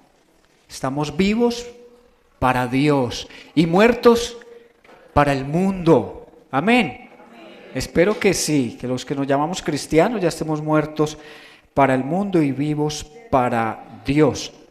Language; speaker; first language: Spanish; native; Spanish